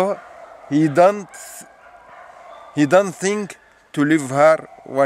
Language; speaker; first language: English; non-native, learner; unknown